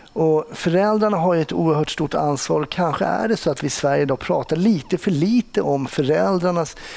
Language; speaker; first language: Swedish; native; Swedish